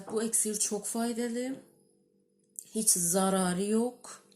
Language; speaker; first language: Turkish; non-native, learner; Persian